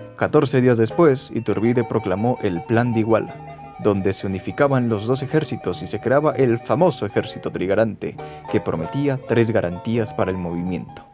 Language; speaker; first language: Spanish; native; Spanish